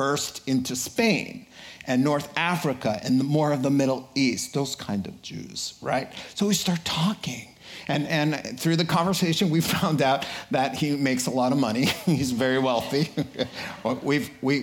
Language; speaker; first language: English; native; English